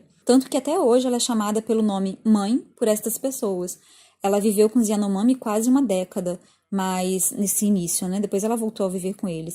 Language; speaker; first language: Portuguese; native; Portuguese